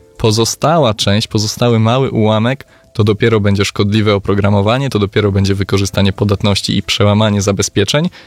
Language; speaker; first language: Polish; native; Polish